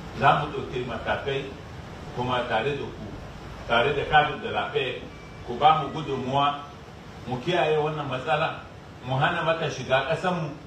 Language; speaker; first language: Hausa; non-native, local second language; Arabic